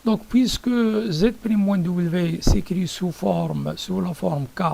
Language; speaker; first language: French; non-native, local second language; Arabic